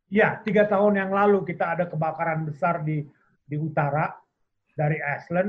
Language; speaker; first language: Indonesian; native; Indonesian